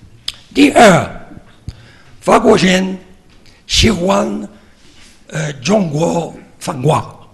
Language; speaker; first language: Chinese; non-native, learner; French